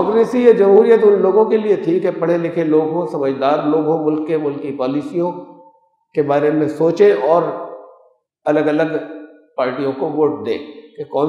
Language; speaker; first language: Urdu; native; Urdu